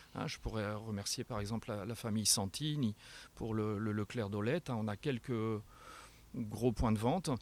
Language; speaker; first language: French; native; French